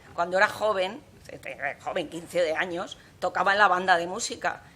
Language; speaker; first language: Spanish; non-native, local second language; Catalan